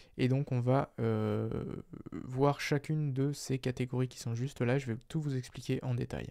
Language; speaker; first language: French; native; French